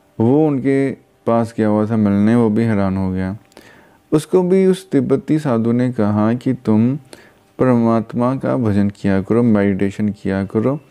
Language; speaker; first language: Hindi; non-native, local second language; Punjabi